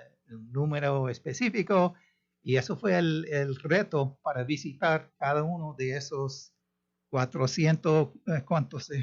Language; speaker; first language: Spanish; non-native, fluent; English